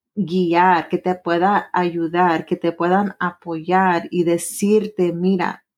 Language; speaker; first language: Spanish; early bilingual, heritage; Spanish